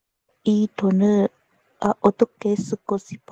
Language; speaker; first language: Korean; non-native, learner; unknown